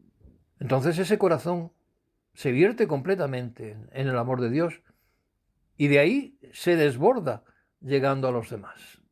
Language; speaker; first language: Spanish; native; Spanish